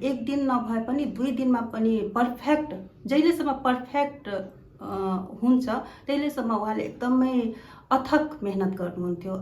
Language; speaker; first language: Nepali; non-native, local second language; Maithili